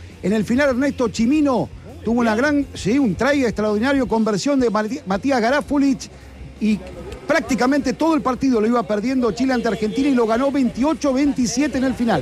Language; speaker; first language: Spanish; native; Spanish